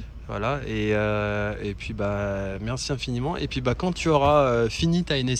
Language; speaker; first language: French; native; French